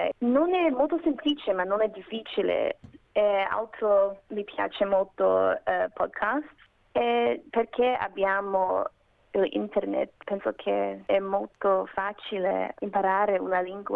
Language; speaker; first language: Italian; non-native, learner; Macedonian